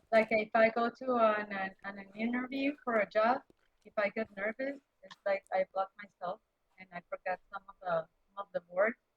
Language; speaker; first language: English; non-native, learner; Spanish